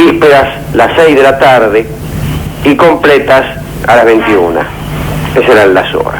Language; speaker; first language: Spanish; native; Spanish